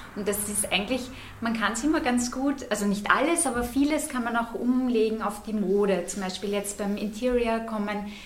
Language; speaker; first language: German; non-native, fluent; French